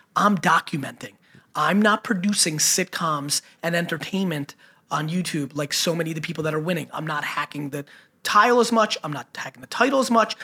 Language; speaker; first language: English; early bilingual, other home language; Russian